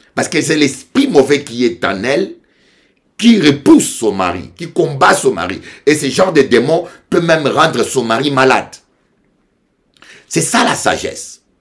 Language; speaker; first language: French; non-native, local second language; Lingala